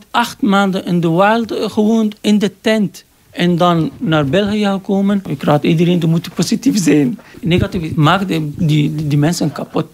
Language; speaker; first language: Dutch; non-native, learner; Arabic